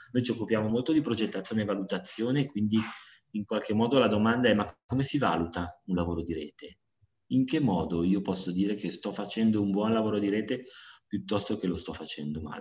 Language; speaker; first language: Italian; native; Italian